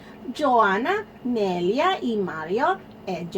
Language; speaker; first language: Spanish; non-native, fluent; Filipino